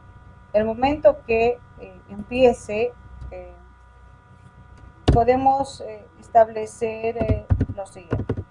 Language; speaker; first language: Spanish; native; Spanish